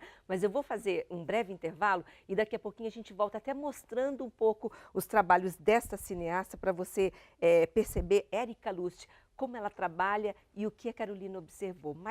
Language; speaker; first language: Portuguese; native; Portuguese